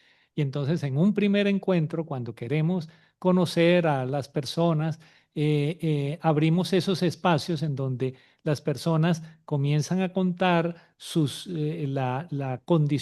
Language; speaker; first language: Spanish; native; Spanish